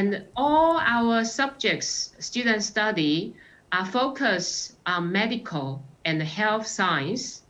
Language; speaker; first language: English; non-native, fluent; Chinese